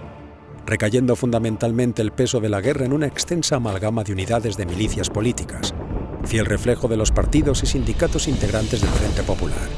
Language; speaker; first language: Spanish; native; Spanish